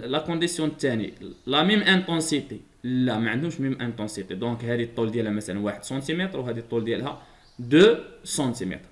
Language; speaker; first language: French; non-native, local second language; Arabic